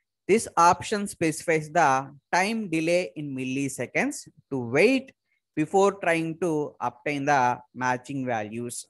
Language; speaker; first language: English; non-native, local second language; Telugu